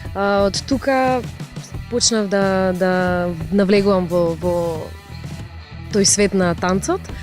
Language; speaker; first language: Macedonian; early bilingual, other home language; Russian